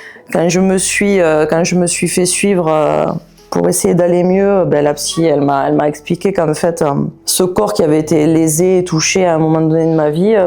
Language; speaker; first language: French; native; French